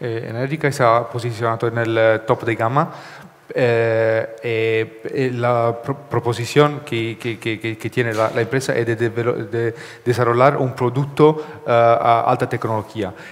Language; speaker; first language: Spanish; non-native, learner; Italian